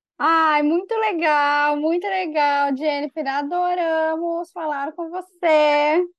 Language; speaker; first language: Portuguese; native; Portuguese